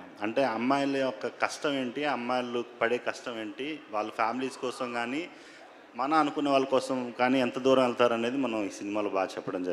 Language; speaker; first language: Telugu; native; Telugu